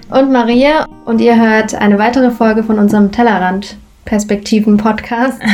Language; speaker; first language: German; native; German